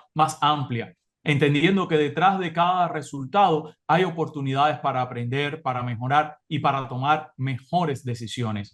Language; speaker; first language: Spanish; native; Spanish